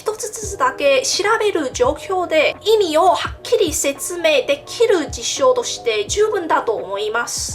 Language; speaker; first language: Japanese; non-native, learner; Min Nan Chinese